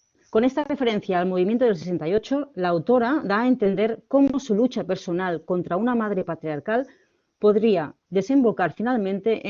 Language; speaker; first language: Spanish; native; Spanish